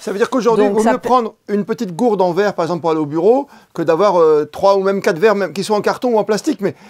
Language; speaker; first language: French; native; French